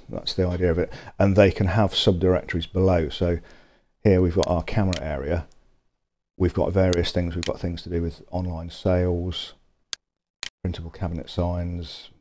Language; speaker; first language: English; native; English